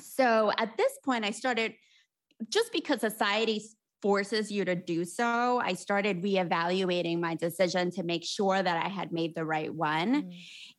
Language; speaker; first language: English; early bilingual, other home language; Spanish